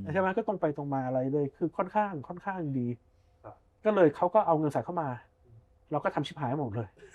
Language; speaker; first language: Thai; early bilingual, heritage; Thai